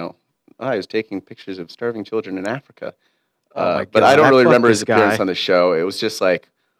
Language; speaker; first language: English; native; English